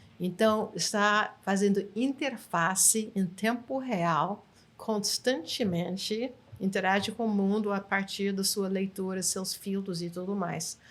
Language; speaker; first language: Portuguese; non-native, fluent; English